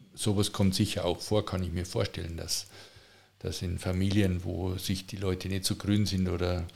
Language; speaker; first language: German; native; German